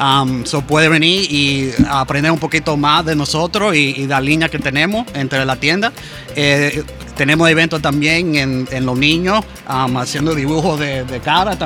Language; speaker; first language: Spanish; early bilingual, heritage; English